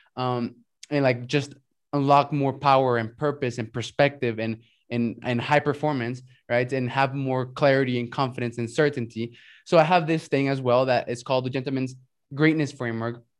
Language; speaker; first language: English; early bilingual, other home language; Spanish